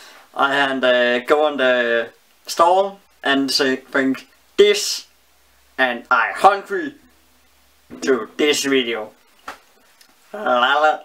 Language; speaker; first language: English; non-native, learner; Danish